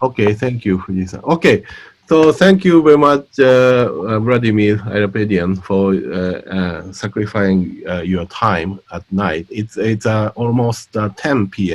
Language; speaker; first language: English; non-native, fluent; Japanese